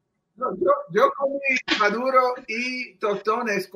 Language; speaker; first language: Spanish; early bilingual, heritage; English